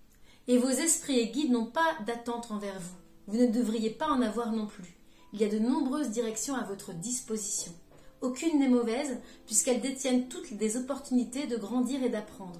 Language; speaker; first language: French; native; French